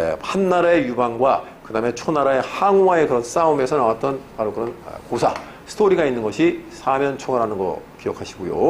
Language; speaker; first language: Korean; native; Korean